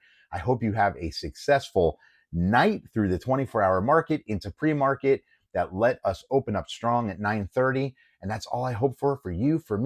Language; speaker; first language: English; native; English